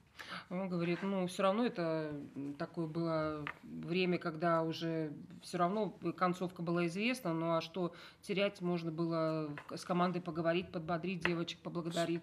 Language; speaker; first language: Russian; native; Russian